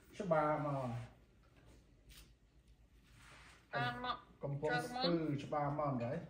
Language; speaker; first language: English; non-native, learner; Khmer